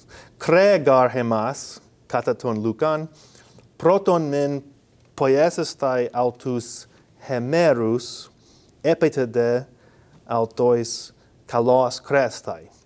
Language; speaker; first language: Greek; non-native, fluent; English